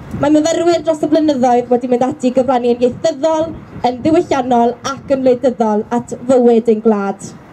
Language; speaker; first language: Welsh; native; Welsh